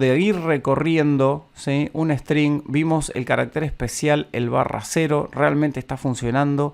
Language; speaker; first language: Spanish; native; Spanish